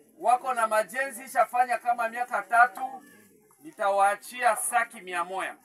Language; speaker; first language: Swahili; native; Swahili